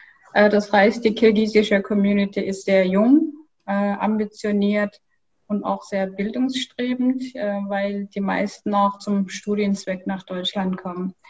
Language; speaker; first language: German; non-native, fluent; Kyrgyz